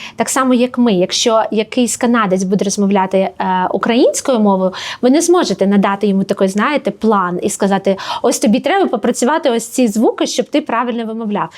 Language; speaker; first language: Ukrainian; native; Ukrainian